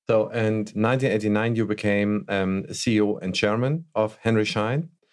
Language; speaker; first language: English; non-native, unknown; German